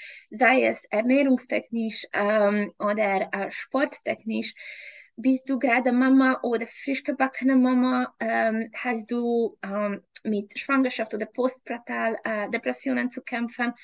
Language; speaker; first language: German; non-native, fluent; Hungarian